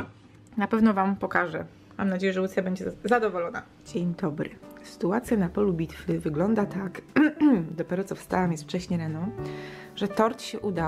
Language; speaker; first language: Polish; native; Polish